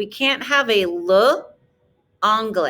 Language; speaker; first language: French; non-native, fluent; English